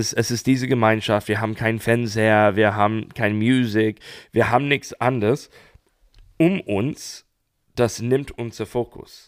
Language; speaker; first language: German; non-native, fluent; English